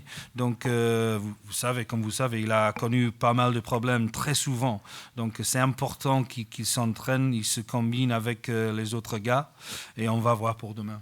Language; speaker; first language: French; non-native, fluent; English